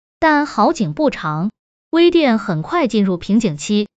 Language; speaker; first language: Chinese; native; Chinese